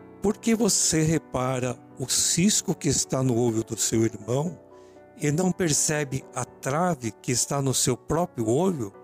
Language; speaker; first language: Portuguese; native; Portuguese